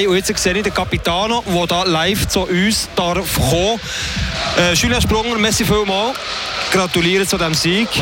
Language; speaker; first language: German; native; German